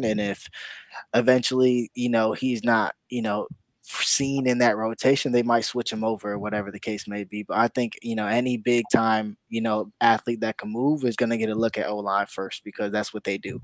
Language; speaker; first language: English; native; English